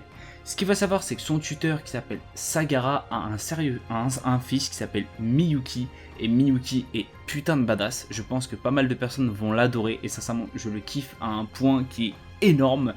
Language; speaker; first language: French; native; French